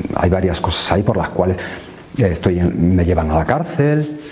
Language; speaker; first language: Spanish; native; Spanish